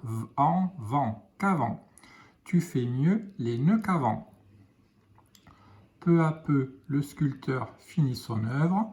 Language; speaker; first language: French; native; French